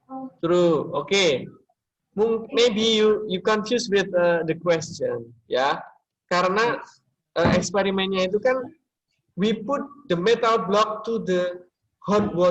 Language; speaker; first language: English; non-native, learner; Indonesian